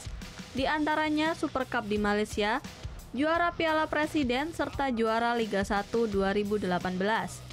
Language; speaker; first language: Indonesian; native; Indonesian